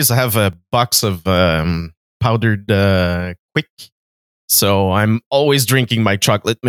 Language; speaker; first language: English; non-native, fluent; French